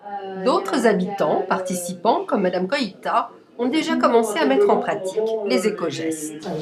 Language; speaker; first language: French; native; French